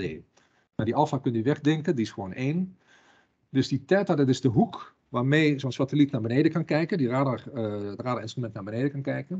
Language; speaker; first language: Dutch; native; Dutch